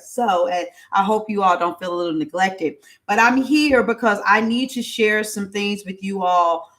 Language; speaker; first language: English; native; English